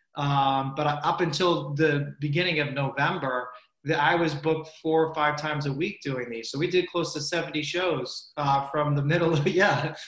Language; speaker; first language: English; native; English